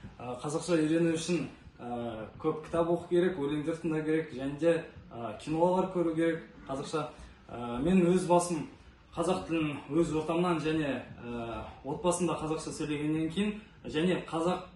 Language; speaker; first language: Kazakh; non-native, local second language; Kara-Kalpak